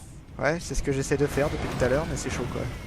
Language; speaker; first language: French; native; French